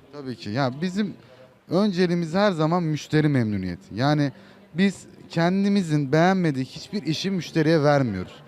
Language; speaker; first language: Turkish; native; Turkish